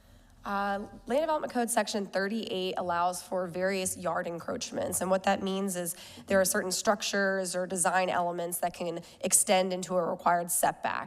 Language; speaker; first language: English; native; English